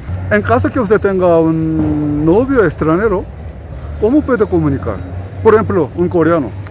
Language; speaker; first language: Spanish; non-native, learner; Korean